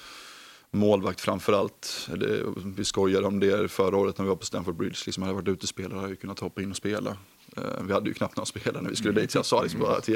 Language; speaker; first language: Swedish; native; Swedish